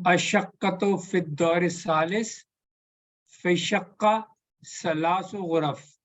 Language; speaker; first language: Arabic; non-native, learner; Urdu